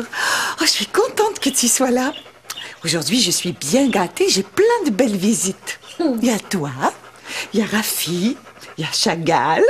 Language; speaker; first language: French; native; French